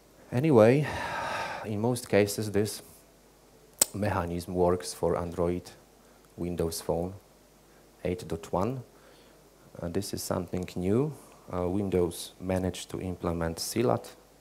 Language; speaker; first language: English; non-native, fluent; Polish